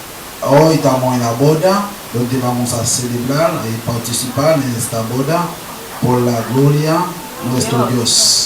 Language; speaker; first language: Spanish; non-native, learner; Haitian Creole